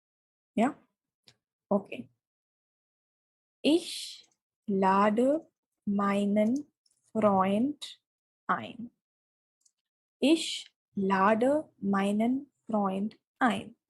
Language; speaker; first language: German; non-native, fluent; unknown